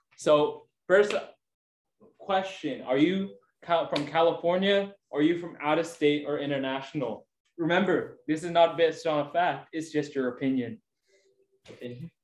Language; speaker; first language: English; native; English